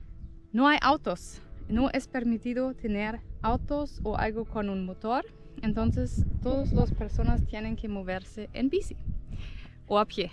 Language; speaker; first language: Spanish; non-native, fluent; German